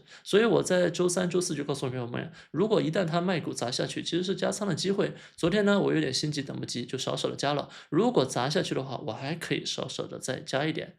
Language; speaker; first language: Chinese; native; Chinese